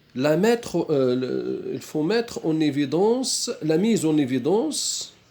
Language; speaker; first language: French; non-native, local second language; Arabic